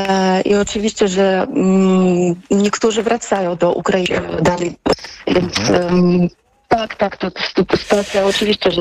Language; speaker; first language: Polish; non-native, fluent; Ukrainian